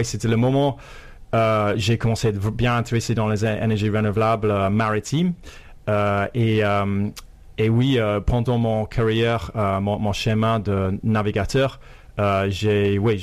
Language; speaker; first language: French; non-native, fluent; English